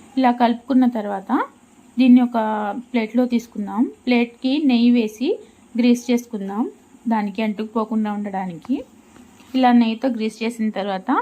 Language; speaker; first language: Telugu; non-native, local second language; Urdu